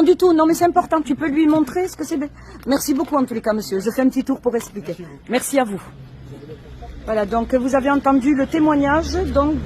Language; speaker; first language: French; native; French